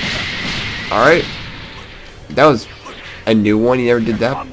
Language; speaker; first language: English; native; English